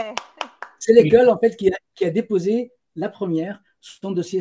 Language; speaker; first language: French; native; French